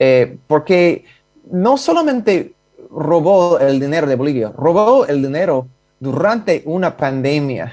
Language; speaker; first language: Spanish; non-native, fluent; English